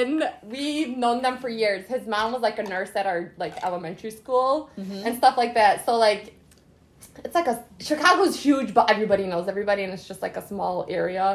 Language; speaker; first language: English; early bilingual, other home language; Arabic